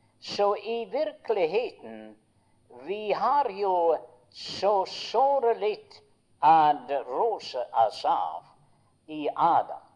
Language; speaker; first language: Norwegian; early bilingual, heritage; Norwegian